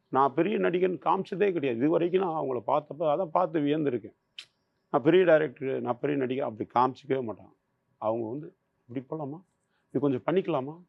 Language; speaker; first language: Tamil; native; Tamil